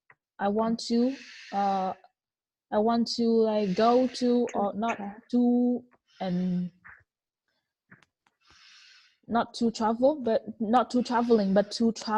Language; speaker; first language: English; non-native, fluent; Vietnamese